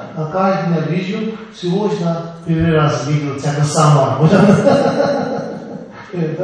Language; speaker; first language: Russian; non-native, learner; Tibetan